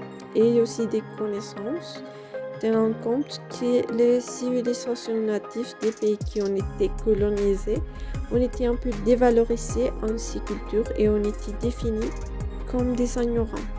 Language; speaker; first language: French; non-native, fluent; Spanish